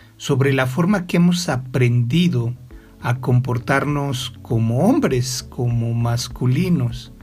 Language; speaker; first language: Spanish; native; Spanish